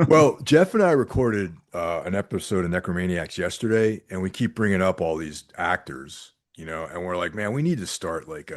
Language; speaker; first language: English; native; English